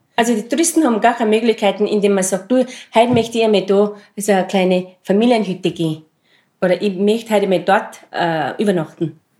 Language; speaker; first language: German; non-native, fluent; Sherpa